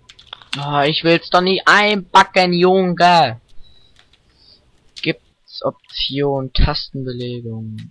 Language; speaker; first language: German; native; German